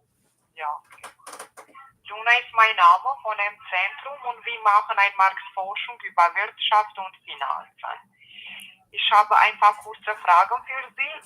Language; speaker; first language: German; non-native, learner; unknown